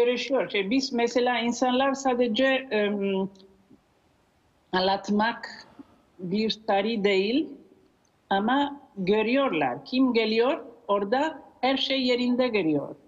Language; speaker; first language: Turkish; non-native, learner; Italian